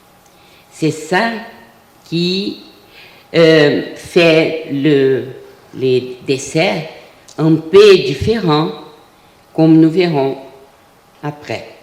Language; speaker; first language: French; non-native, fluent; Portuguese